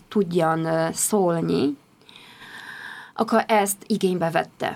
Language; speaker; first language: Hungarian; non-native, fluent; Polish